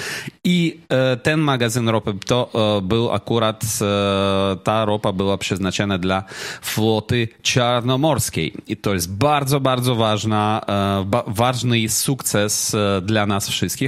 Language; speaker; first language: Polish; non-native, fluent; Ukrainian